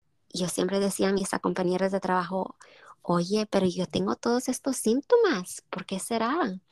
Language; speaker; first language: Spanish; early bilingual, heritage; Spanish